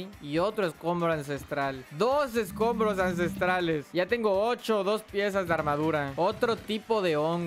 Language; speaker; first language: Spanish; native; Spanish